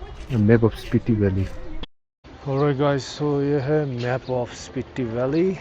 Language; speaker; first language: Hindi; non-native, local second language; Tibetan